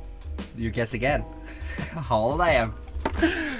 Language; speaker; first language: English; non-native, learner; Indonesian